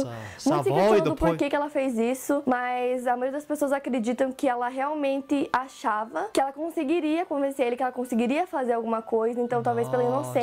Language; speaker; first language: Portuguese; native; Portuguese